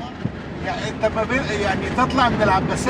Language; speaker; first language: Arabic; native; Arabic